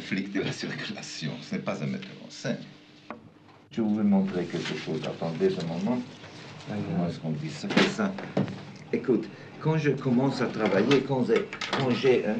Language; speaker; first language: French; non-native, fluent; German